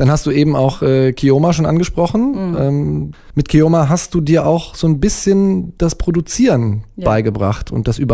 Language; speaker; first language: German; native; German